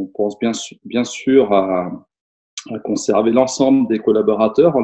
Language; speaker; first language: French; native; French